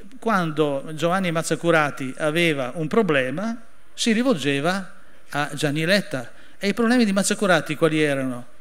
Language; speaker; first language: Italian; native; Italian